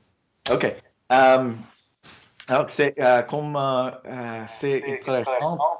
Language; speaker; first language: French; non-native, learner; English